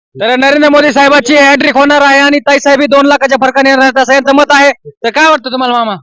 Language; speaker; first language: Marathi; native; Marathi